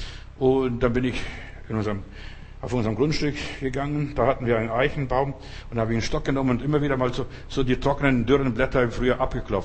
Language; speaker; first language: German; non-native, fluent; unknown